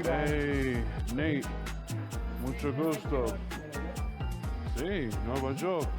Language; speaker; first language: Spanish; non-native, learner; English